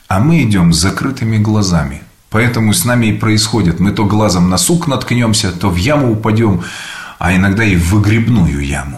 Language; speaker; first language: Russian; native; Russian